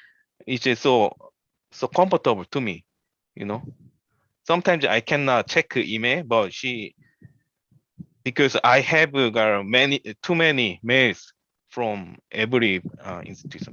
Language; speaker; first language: English; non-native, learner; Korean